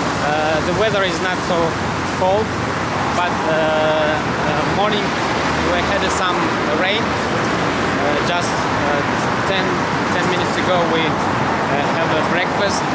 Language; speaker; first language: English; non-native, learner; Kazakh